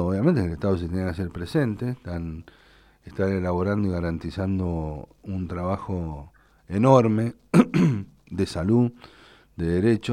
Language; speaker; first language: Spanish; native; Spanish